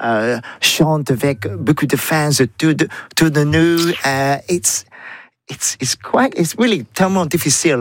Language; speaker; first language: French; non-native, learner; English